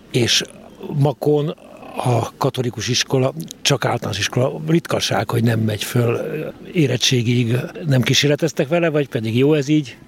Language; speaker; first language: Hungarian; native; Hungarian